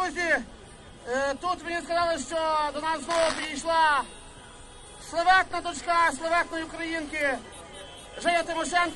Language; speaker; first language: Ukrainian; native; Ukrainian